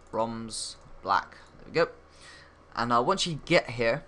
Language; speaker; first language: English; native; English